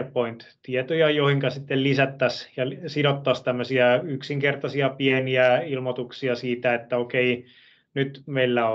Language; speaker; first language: Finnish; native; Finnish